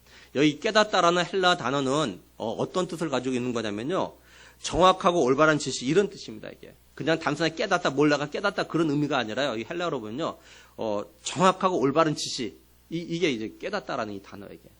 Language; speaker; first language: Korean; native; Korean